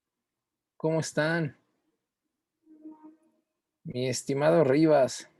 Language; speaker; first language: Spanish; native; Spanish